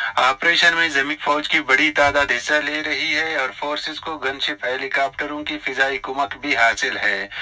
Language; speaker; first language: Urdu; non-native, local second language; Baluchi